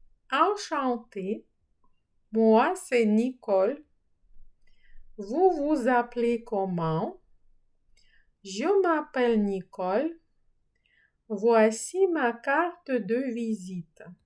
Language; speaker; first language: French; non-native, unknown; Ukrainian